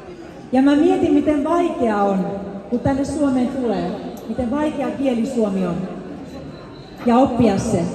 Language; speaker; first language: Finnish; early bilingual, other home language; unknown